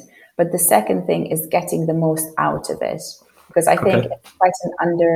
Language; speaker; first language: English; non-native, fluent; Polish